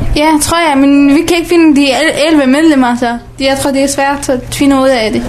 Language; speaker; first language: Danish; early bilingual, other home language; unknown